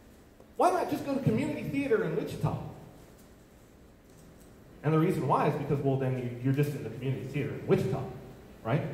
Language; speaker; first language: English; native; English